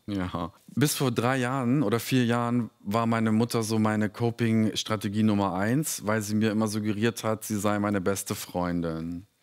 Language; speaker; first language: German; early bilingual, other home language; Serbian